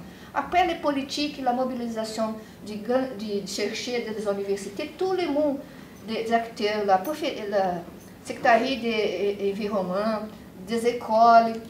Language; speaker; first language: French; non-native, learner; Portuguese